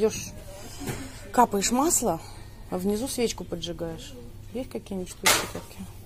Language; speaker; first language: Russian; native; Russian